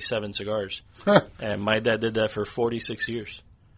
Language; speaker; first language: English; native; English